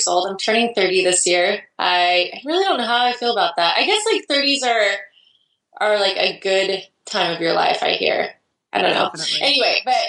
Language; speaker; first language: English; native; English